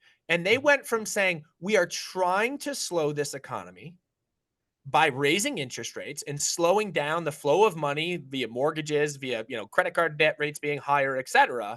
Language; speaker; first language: English; native; English